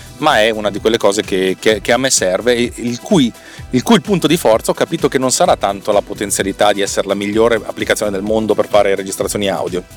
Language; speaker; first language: Italian; native; Italian